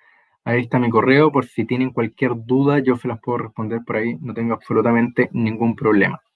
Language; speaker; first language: Spanish; native; Spanish